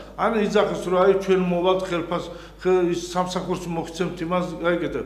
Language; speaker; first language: Georgian; non-native, local second language; Azerbaijani